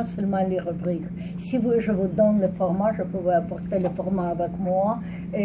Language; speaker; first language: French; non-native, learner; English